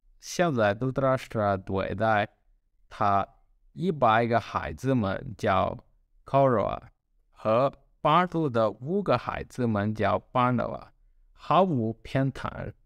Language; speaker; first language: Chinese; non-native, learner; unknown